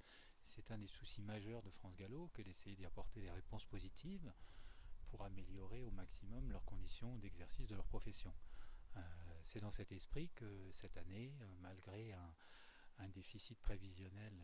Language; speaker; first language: French; native; French